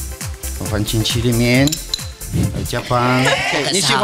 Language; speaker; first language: Chinese; non-native, learner; Russian